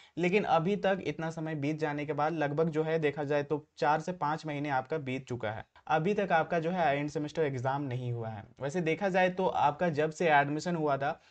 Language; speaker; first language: Hindi; native; Hindi